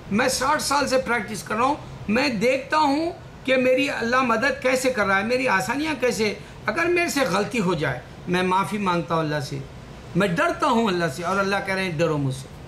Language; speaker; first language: Urdu; native; Urdu